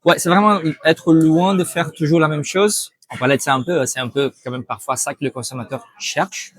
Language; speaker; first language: French; non-native, fluent; Portuguese